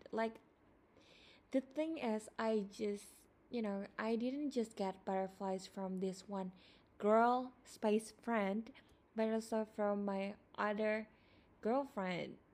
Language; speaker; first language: English; non-native, fluent; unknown